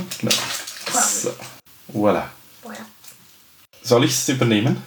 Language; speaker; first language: German; native; German